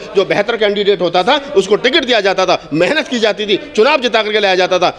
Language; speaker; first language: Hindi; native; Hindi